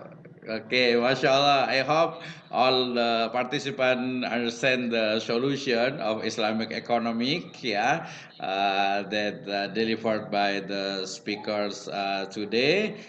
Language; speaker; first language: English; non-native, learner; Indonesian